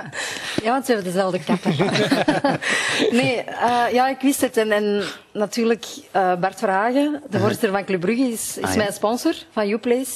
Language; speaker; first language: Dutch; native; Dutch